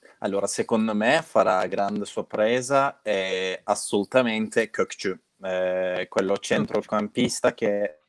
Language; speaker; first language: Italian; non-native, fluent; Turkish